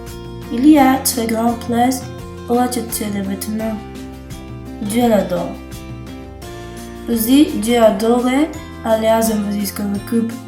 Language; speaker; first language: French; non-native, learner; Spanish